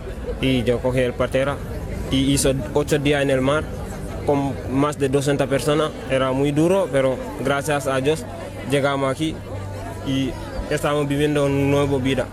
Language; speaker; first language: Spanish; non-native, learner; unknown